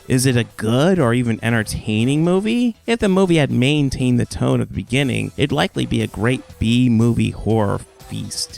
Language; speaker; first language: English; native; English